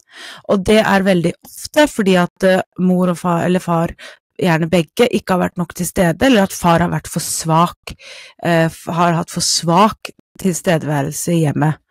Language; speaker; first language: Norwegian; non-native, fluent; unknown